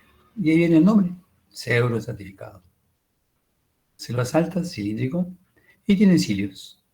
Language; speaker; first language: Spanish; native; Spanish